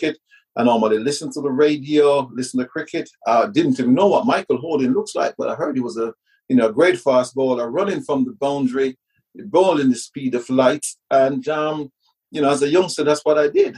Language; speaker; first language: English; early bilingual, other home language; Jamaican Creole English